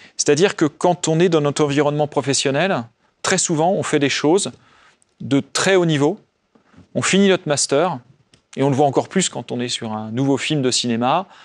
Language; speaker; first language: French; native; French